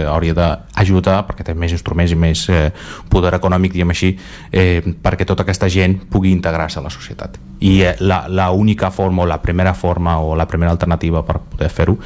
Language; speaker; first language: Catalan; non-native, fluent; Azerbaijani